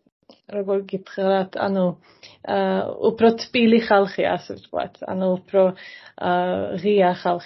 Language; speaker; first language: Georgian; early bilingual, heritage; Georgian